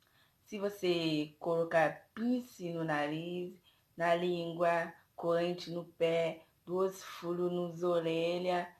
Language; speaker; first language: Portuguese; non-native, fluent; Haitian Creole